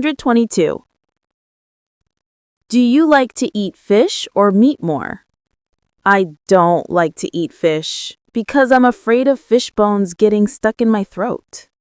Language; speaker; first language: English; non-native, learner; Vietnamese